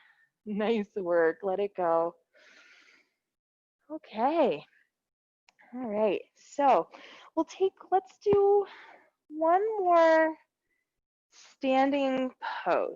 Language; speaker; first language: English; native; English